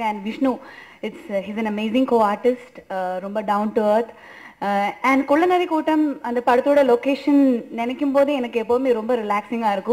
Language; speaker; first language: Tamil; non-native, learner; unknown